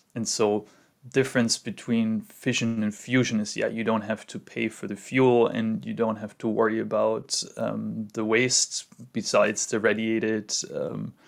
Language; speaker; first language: English; non-native, fluent; German